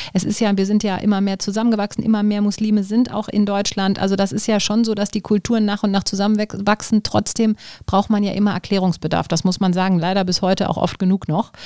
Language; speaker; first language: German; native; German